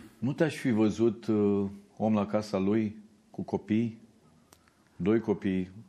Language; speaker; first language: Romanian; native; Romanian